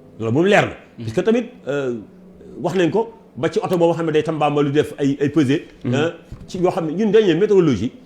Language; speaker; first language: Wolof; native; Wolof